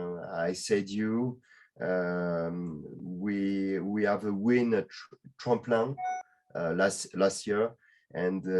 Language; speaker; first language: English; non-native, learner; French